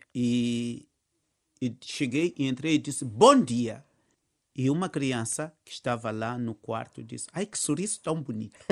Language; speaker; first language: Portuguese; non-native, local second language; Tsonga